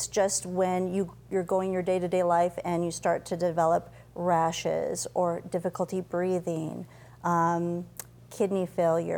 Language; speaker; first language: English; native; English